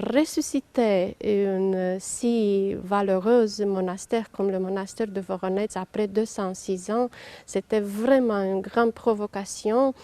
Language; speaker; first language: French; non-native, fluent; Romanian